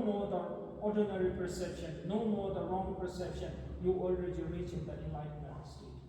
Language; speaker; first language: English; non-native, fluent; Tibetan